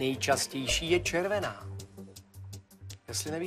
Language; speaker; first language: Czech; native; Czech